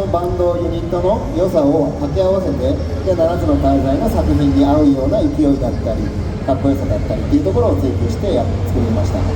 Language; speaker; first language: Japanese; native; Japanese